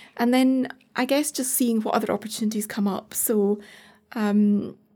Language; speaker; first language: English; native; English